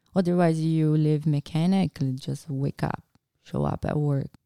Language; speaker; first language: English; non-native, learner; Portuguese